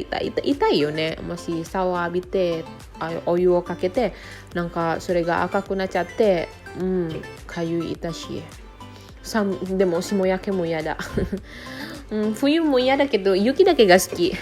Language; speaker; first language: Japanese; non-native, fluent; Indonesian